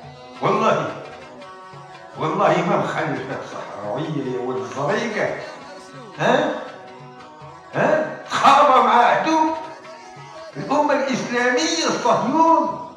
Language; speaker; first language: Arabic; native; Arabic